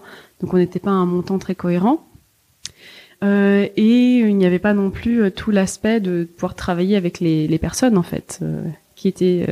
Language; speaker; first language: French; native; French